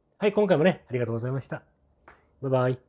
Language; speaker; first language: Japanese; native; Japanese